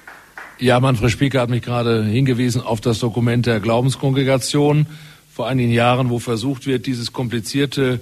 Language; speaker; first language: German; native; German